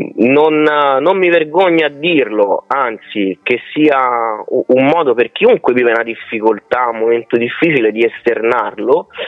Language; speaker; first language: Italian; native; Italian